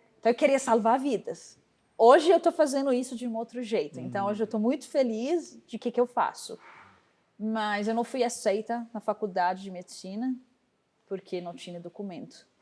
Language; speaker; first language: Portuguese; non-native, fluent; Arabic